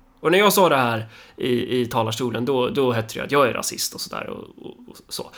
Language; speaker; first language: Swedish; early bilingual, other home language; Somali